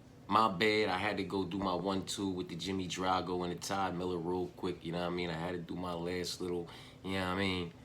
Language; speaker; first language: English; native; English